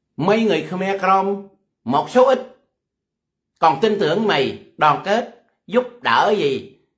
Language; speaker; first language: Vietnamese; non-native, local second language; Khmer